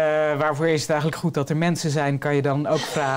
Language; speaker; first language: Dutch; native; Dutch